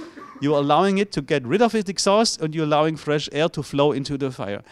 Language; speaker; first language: English; non-native, fluent; German